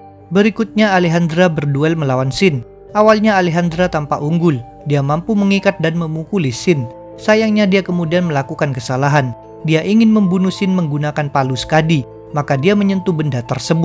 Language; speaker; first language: Indonesian; native; Indonesian